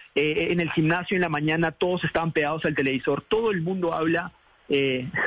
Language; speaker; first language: Spanish; native; Spanish